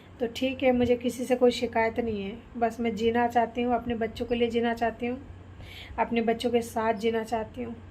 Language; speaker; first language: Hindi; non-native, local second language; Bangla